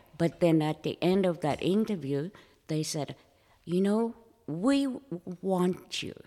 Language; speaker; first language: English; non-native, fluent; Japanese